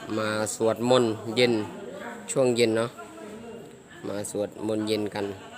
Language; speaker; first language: Thai; non-native, local second language; Lao